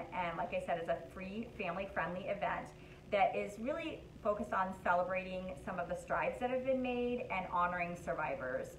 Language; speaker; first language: English; native; English